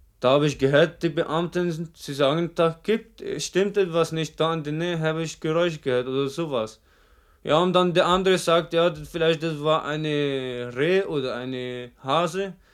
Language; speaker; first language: German; non-native, fluent; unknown